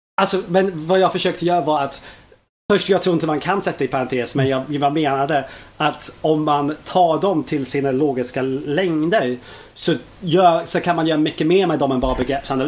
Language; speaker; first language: Swedish; non-native, fluent; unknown